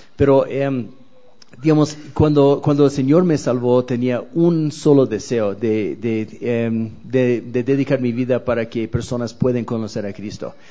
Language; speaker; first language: Spanish; non-native, fluent; English